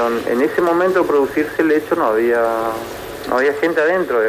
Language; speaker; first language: Spanish; native; Spanish